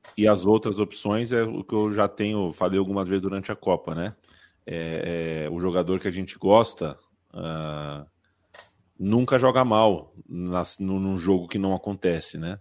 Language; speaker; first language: Portuguese; native; Portuguese